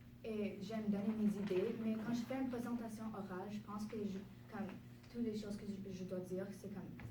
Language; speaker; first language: French; non-native, local second language; English